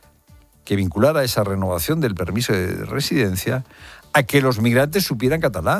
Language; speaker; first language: Spanish; native; Spanish